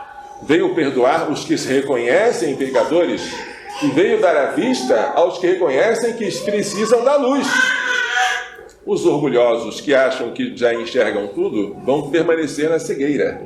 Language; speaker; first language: Portuguese; native; Portuguese